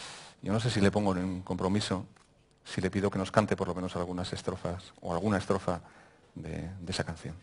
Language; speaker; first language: Spanish; native; Spanish